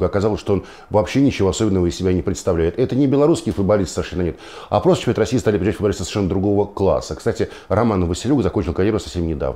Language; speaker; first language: Russian; native; Russian